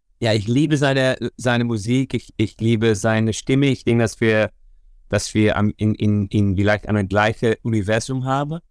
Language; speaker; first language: German; non-native, learner; Dutch